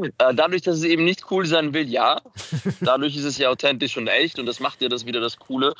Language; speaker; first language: German; early bilingual, other home language; Macedonian